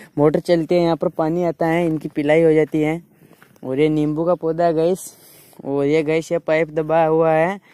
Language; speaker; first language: Hindi; native; Hindi